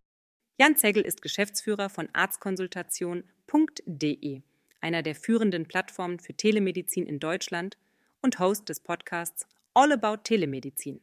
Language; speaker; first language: German; native; German